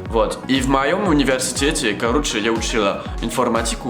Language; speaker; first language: Russian; non-native, learner; French